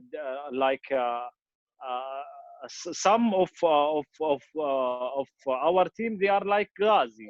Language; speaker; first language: English; non-native, fluent; Arabic